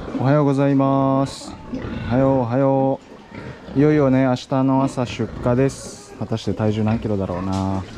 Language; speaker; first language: Japanese; native; Japanese